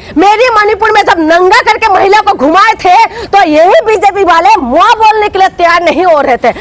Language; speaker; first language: Hindi; non-native, local second language; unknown